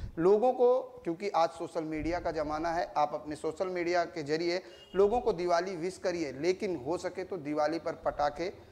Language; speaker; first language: Hindi; native; Hindi